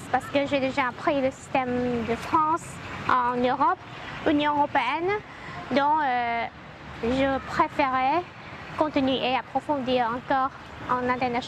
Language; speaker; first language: French; non-native, learner; Khmer